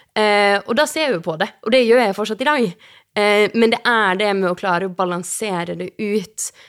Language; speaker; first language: Norwegian; native; Norwegian